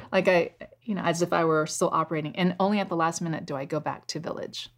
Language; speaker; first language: English; native; English